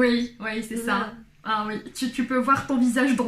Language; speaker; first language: French; non-native, local second language; Arabic